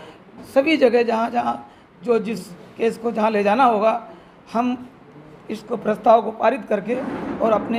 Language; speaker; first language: Hindi; native; Hindi